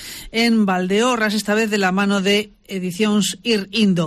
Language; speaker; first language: Spanish; native; Spanish